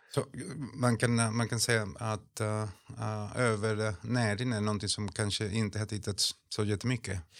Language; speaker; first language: Swedish; non-native, fluent; Spanish